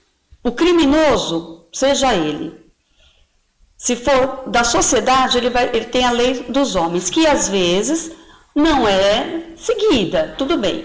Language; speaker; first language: Portuguese; native; Portuguese